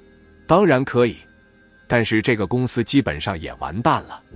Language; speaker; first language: Chinese; native; Chinese